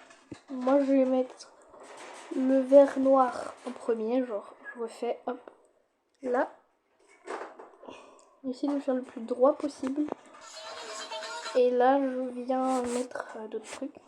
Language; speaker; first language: French; native; French